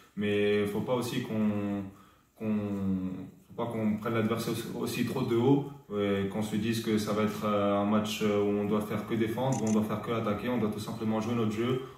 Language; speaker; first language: French; early bilingual, other home language; Arabic